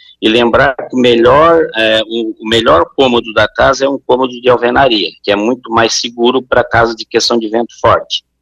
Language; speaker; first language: Portuguese; native; Portuguese